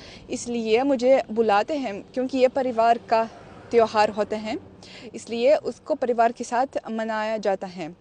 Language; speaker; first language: Hindi; non-native, fluent; Russian